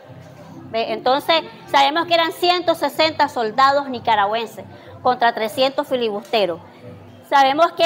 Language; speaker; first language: Spanish; native; Spanish